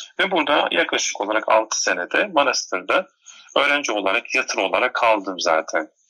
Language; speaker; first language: Turkish; non-native, local second language; Turoyo